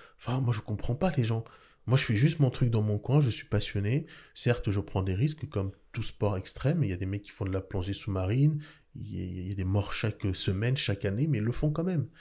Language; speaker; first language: French; early bilingual, other home language; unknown